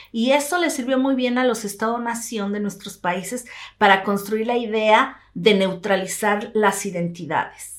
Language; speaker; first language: Spanish; native; Spanish